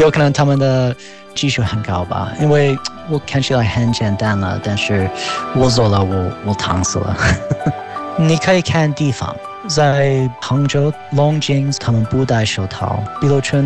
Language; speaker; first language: Chinese; non-native, fluent; English